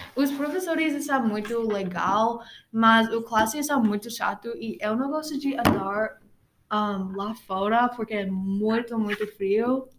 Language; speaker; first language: Portuguese; non-native, learner; English